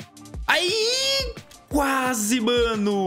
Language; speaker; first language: Portuguese; native; Portuguese